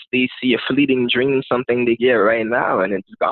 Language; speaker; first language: English; non-native, fluent; Haitian Creole